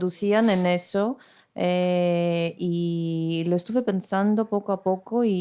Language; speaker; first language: Spanish; non-native, fluent; Greek